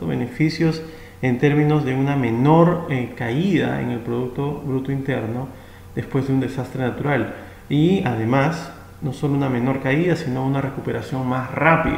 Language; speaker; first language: Spanish; native; Spanish